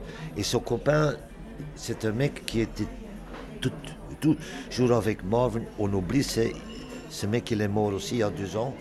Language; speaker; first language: French; non-native, local second language; Dutch